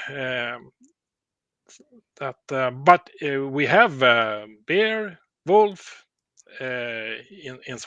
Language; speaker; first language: English; non-native, learner; Swedish